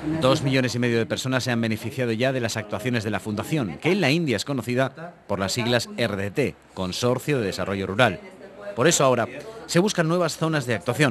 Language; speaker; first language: Spanish; native; Spanish